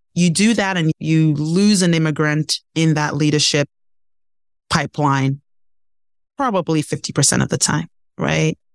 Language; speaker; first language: English; non-native, local second language; Ibibio